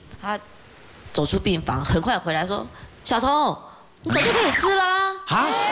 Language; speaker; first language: Chinese; native; Chinese